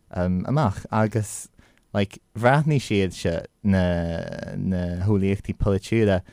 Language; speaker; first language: Irish; non-native, local second language; English